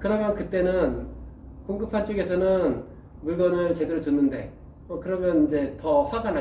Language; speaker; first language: Korean; native; Korean